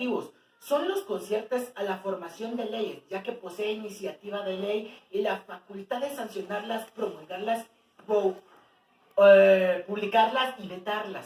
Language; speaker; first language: Spanish; native; Spanish